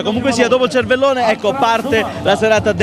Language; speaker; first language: Italian; native; Italian